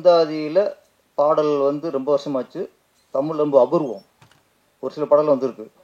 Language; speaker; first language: Tamil; native; Tamil